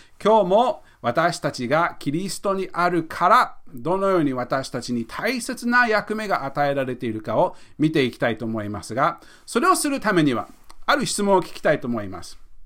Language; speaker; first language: Japanese; non-native, fluent; English